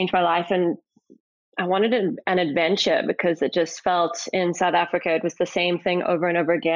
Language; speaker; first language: English; native; English